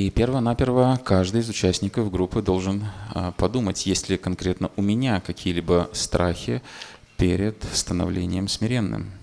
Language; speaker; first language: Russian; native; Russian